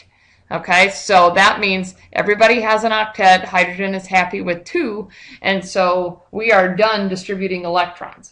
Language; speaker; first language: English; native; English